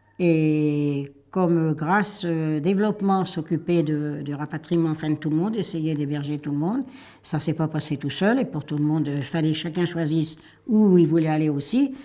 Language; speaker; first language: French; native; French